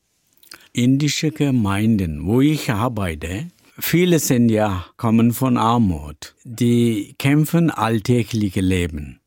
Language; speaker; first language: German; non-native, learner; Tamil